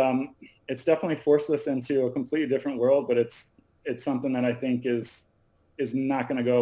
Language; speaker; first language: English; native; English